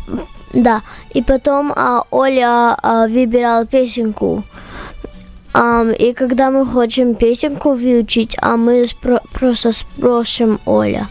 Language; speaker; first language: Russian; early bilingual, heritage; English